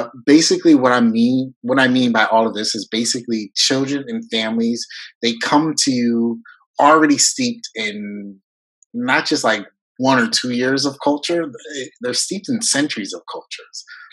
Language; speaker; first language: English; early bilingual, other home language; French